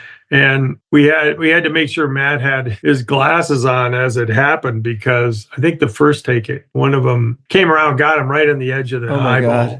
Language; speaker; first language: English; native; English